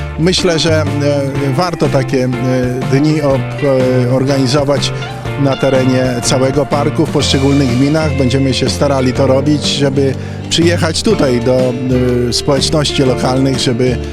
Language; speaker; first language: Polish; native; Polish